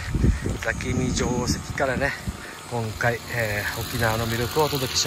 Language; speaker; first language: Japanese; native; Japanese